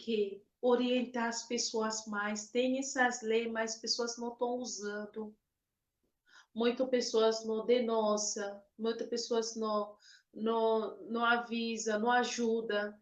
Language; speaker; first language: Portuguese; non-native, fluent; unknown